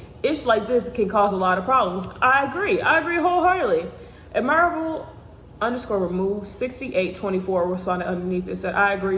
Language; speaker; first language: English; native; English